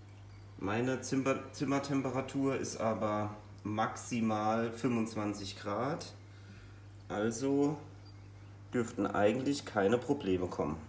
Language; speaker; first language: German; native; German